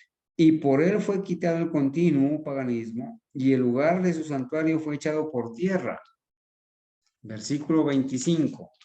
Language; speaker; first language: Spanish; native; Spanish